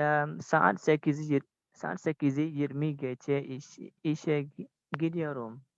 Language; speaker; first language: Turkish; non-native, learner; Indonesian